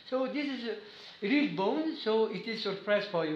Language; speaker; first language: English; non-native, learner; Mongolian